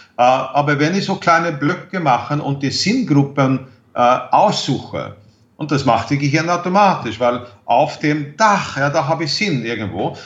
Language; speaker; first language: German; non-native, fluent; Swedish